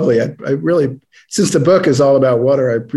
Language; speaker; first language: English; native; English